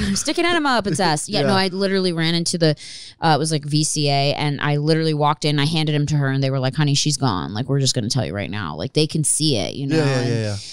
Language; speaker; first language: English; native; English